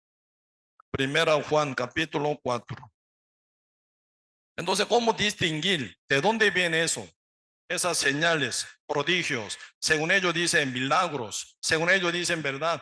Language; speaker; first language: Spanish; non-native, learner; Korean